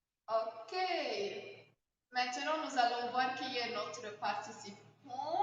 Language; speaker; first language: French; non-native, local second language; Arabic